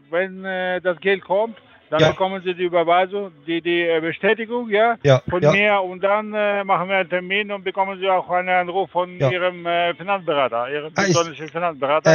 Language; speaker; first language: German; non-native, fluent; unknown